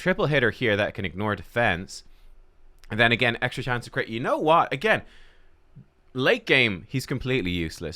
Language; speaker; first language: English; native; English